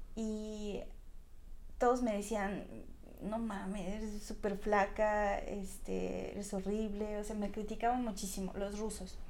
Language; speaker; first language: Spanish; non-native, fluent; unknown